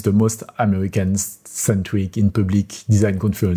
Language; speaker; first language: English; non-native, fluent; French